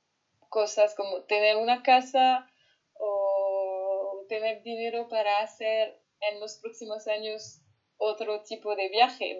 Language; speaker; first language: Spanish; non-native, fluent; French